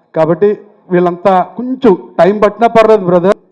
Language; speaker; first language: Telugu; native; Telugu